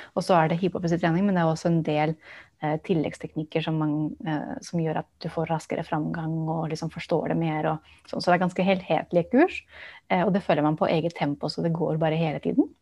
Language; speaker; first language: Norwegian; non-native, fluent; English